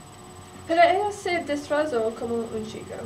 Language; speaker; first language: Spanish; non-native, learner; English